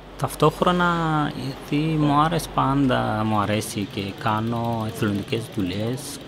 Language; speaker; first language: Greek; non-native, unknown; Persian